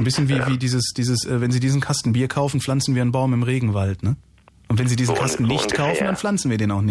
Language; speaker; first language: German; native; German